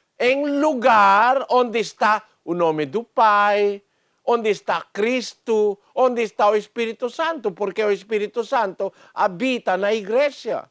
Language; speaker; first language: Portuguese; non-native, learner; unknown